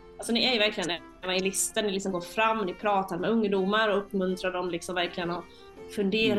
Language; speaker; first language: Swedish; native; Swedish